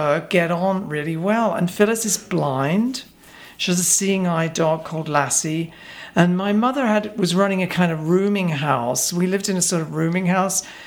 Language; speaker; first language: English; native; English